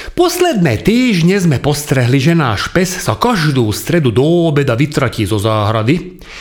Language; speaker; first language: Slovak; non-native, local second language; Hungarian